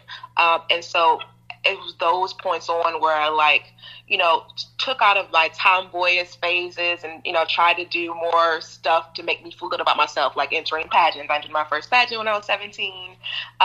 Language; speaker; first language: English; native; English